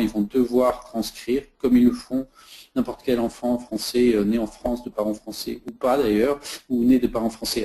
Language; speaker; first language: French; native; French